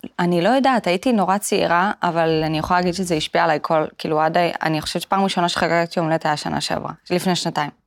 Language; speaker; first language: Hebrew; early bilingual, other home language; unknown